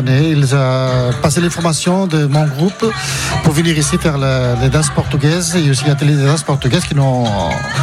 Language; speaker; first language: French; non-native, learner; Portuguese